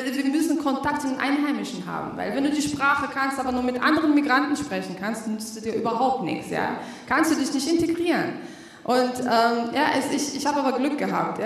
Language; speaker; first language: German; non-native, fluent; Russian